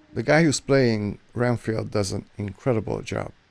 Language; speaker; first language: English; non-native, fluent; Hungarian